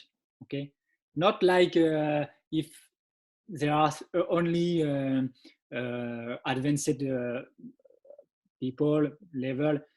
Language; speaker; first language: English; non-native, learner; French